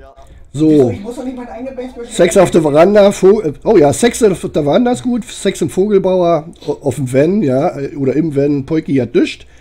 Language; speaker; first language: German; native; German